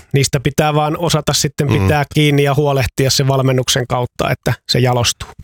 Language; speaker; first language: Finnish; native; Finnish